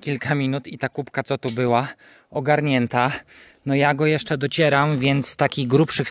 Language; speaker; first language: Polish; native; Polish